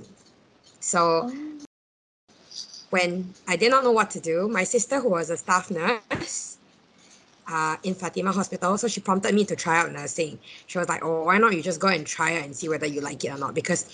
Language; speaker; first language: English; non-native, local second language; Cantonese